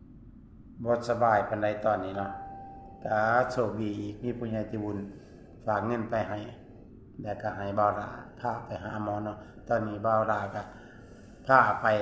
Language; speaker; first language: Thai; non-native, local second language; Northeastern Thai